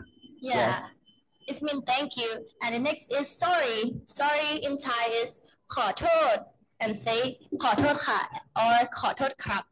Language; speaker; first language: English; non-native, learner; Thai